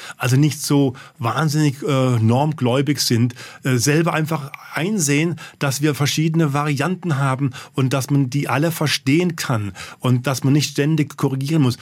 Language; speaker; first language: German; native; German